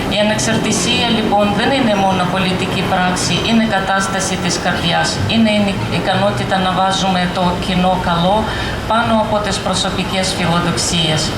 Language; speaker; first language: Greek; non-native, fluent; Ukrainian